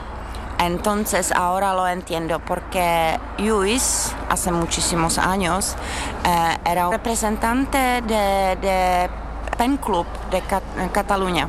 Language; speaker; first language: Spanish; non-native, fluent; Czech